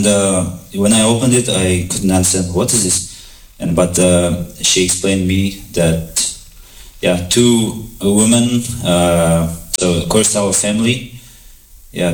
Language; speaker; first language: English; non-native, fluent; Kazakh